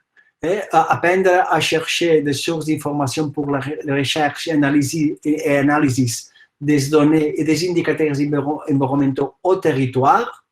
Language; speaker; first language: French; non-native, fluent; Catalan